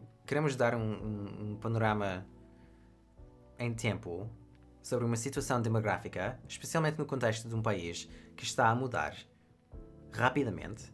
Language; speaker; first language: Portuguese; non-native, fluent; English